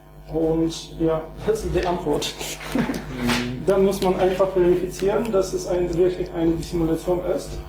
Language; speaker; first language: German; non-native, fluent; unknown